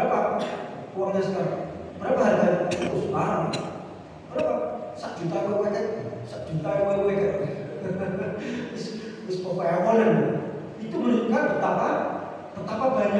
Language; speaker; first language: Indonesian; non-native, local second language; Javanese